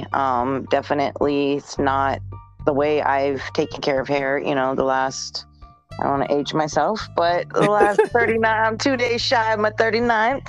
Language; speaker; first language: English; native; English